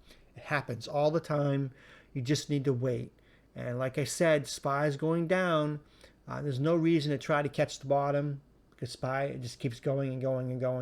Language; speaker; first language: English; native; English